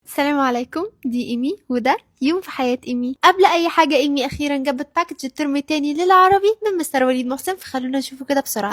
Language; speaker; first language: Arabic; native; Arabic